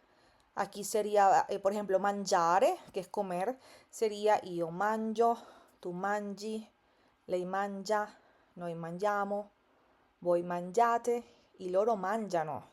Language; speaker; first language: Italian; non-native, fluent; Spanish